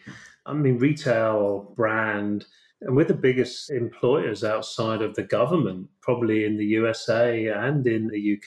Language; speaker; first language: English; native; English